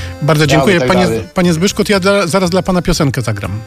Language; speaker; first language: Polish; native; Polish